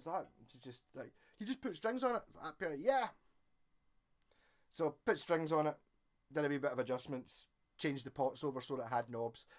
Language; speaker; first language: English; native; English